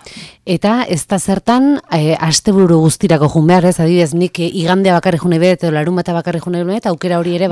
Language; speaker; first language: Basque; native; Basque